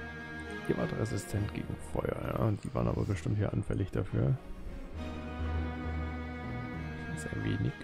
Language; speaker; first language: German; native; German